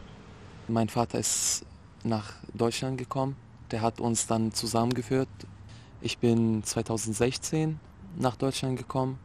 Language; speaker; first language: German; non-native, fluent; Arabic